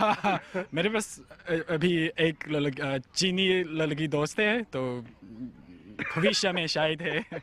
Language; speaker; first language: Hindi; non-native, learner; Chinese